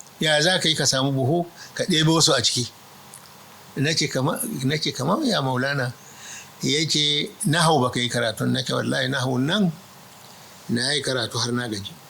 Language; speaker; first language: Hausa; non-native, local second language; Arabic